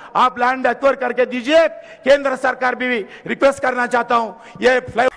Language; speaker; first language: Hindi; non-native, local second language; Telugu